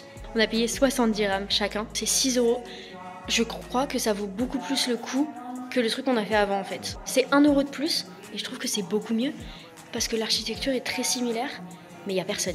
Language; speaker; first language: French; native; French